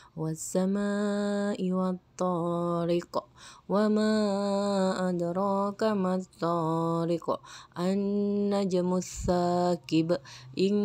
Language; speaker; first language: Arabic; non-native, learner; Indonesian